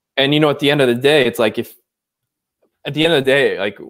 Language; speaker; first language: English; native; English